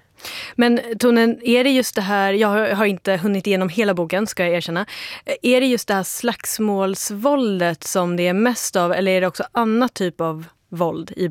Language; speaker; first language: Swedish; native; Swedish